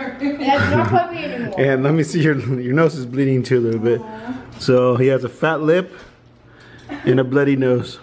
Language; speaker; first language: English; early bilingual, other home language; Spanish